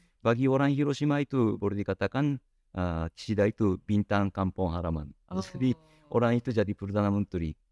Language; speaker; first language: Indonesian; non-native, fluent; Japanese